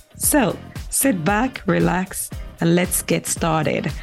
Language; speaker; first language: English; non-native, local second language; Yoruba